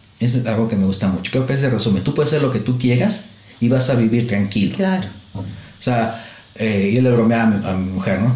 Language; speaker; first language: Spanish; native; Spanish